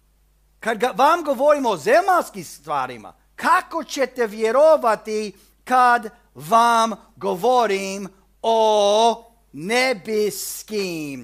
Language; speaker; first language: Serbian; early bilingual, heritage; Serbian